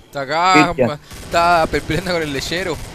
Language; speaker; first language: Spanish; native; Spanish